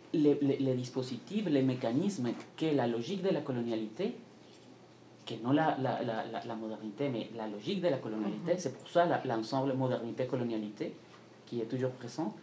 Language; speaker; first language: French; non-native, fluent; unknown